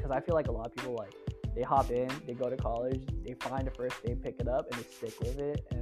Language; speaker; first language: English; native; English